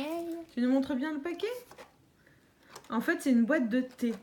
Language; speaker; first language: French; native; French